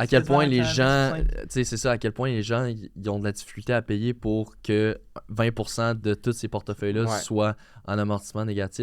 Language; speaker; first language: French; native; French